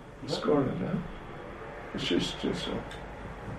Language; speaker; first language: Russian; non-native, learner; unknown